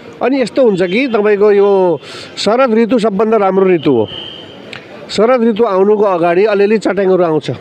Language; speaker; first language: Nepali; native; Nepali